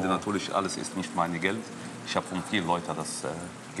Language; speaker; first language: German; non-native, learner; Arabic